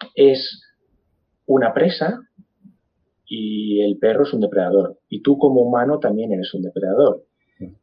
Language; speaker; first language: Spanish; native; Spanish